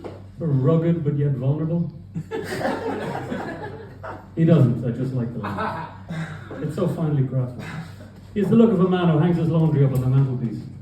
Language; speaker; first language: English; native; English